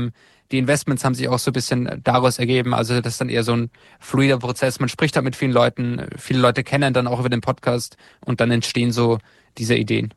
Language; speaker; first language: German; native; German